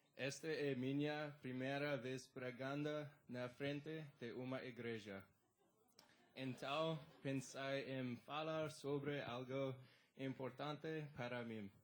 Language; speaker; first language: Portuguese; non-native, learner; English